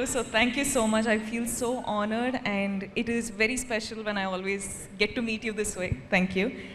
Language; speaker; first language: Telugu; non-native, fluent; Kodava